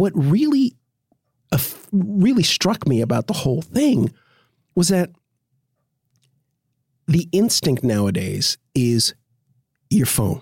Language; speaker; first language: English; native; English